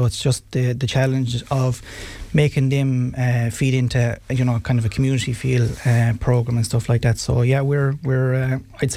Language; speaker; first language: English; native; English